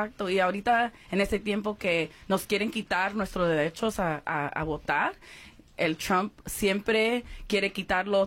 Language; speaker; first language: Spanish; early bilingual, heritage; Spanish